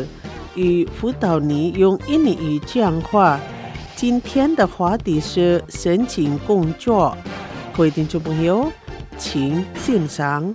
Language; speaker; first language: Chinese; non-native, fluent; Indonesian